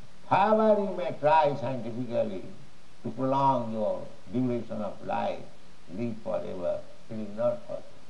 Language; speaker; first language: English; non-native, local second language; Bangla